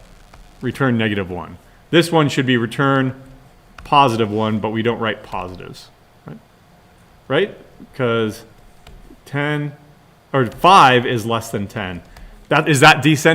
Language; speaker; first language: English; native; English